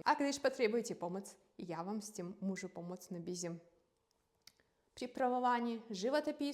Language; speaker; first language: Czech; non-native, fluent; Russian